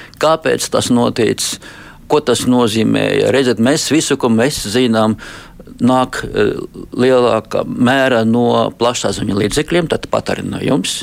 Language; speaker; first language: Latvian; non-native, local second language; Russian